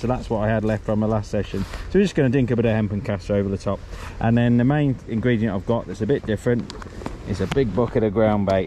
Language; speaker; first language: English; native; English